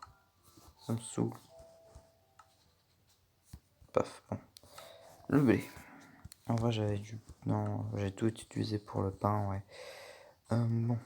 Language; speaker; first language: French; native; French